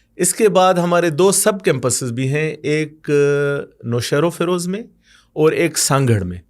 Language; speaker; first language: Urdu; non-native, local second language; Sindhi